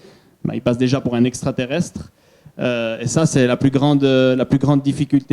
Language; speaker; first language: French; native; French